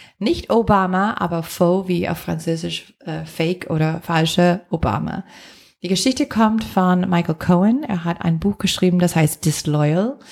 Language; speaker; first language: German; non-native, fluent; English